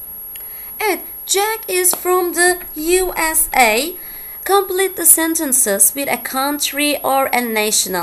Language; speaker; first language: English; non-native, fluent; Turkish